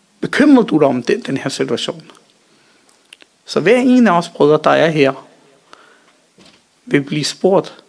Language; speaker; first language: Danish; early bilingual, other home language; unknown